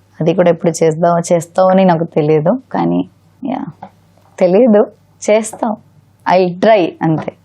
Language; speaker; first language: Telugu; non-native, learner; Malayalam